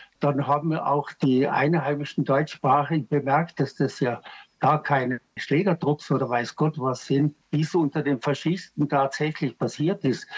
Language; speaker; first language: German; native; German